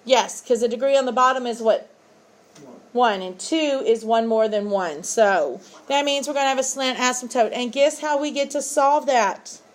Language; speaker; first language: English; native; English